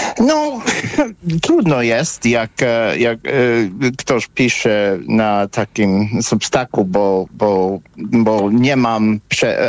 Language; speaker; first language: Polish; non-native, fluent; English